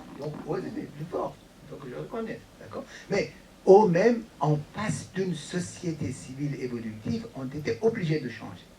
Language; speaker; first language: French; non-native, fluent; Persian